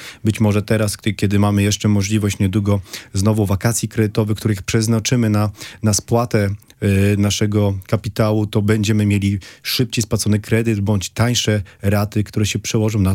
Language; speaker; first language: Polish; native; Polish